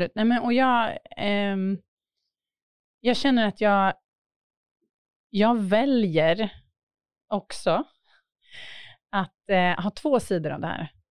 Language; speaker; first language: Swedish; native; Swedish